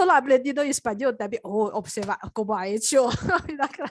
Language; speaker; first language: Spanish; non-native, learner; Chinese